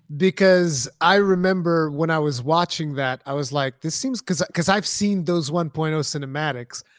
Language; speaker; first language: English; non-native, fluent; Portuguese